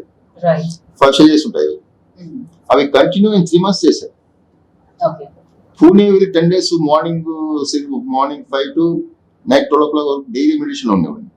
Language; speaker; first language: Telugu; native; Telugu